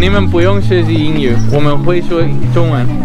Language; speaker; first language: Chinese; non-native, fluent; Spanish